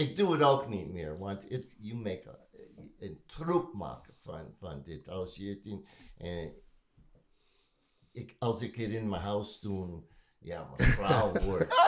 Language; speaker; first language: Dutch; non-native, learner; English